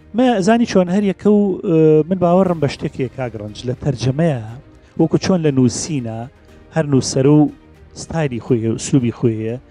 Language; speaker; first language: Central Kurdish; native; Central Kurdish